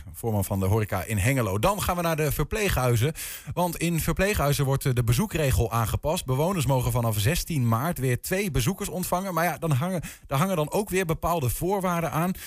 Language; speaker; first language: Dutch; native; Dutch